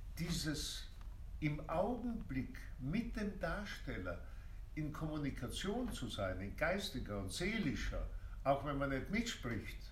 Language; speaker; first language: German; native; German